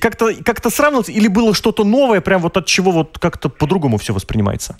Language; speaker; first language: Russian; native; Russian